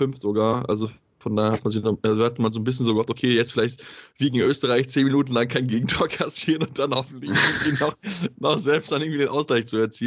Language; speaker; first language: German; native; German